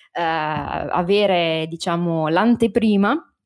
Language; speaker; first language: Italian; native; Italian